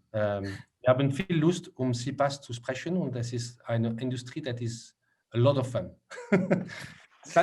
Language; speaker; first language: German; non-native, learner; French